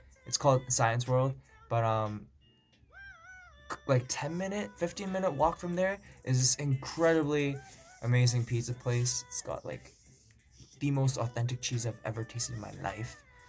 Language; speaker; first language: English; early bilingual, other home language; Korean